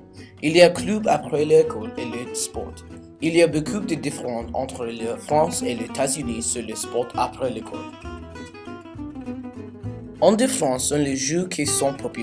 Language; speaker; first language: French; non-native, learner; English